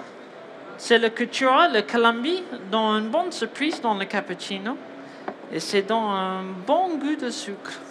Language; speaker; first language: French; non-native, learner; English